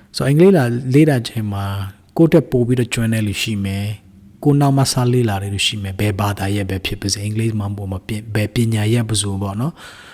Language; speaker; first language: Burmese; native; Burmese